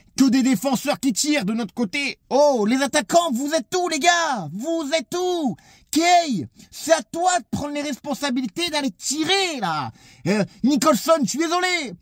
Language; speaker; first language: French; native; French